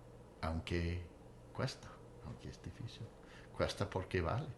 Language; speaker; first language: Spanish; non-native, fluent; English